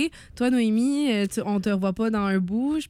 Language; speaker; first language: French; native; French